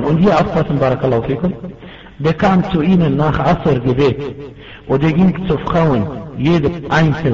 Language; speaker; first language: German; non-native, fluent; Arabic